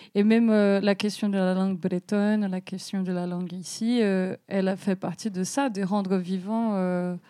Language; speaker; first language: French; non-native, fluent; Portuguese